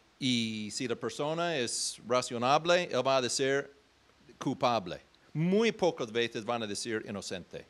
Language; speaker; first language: Spanish; non-native, fluent; English